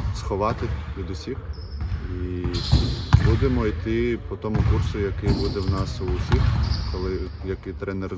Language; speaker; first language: Ukrainian; non-native, local second language; Russian